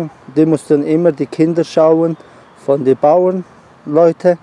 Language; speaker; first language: German; non-native, learner; Turkish